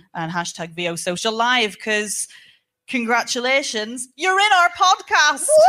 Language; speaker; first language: English; native; English